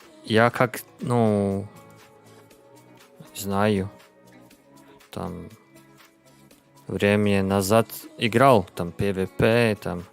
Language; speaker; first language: Russian; non-native, learner; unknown